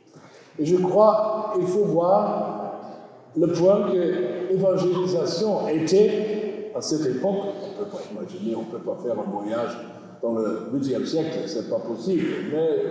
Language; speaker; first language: French; non-native, learner; German